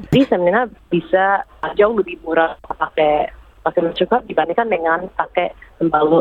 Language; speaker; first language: Indonesian; early bilingual, heritage; English